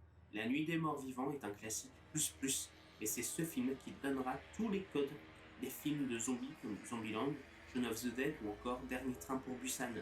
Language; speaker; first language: French; native; French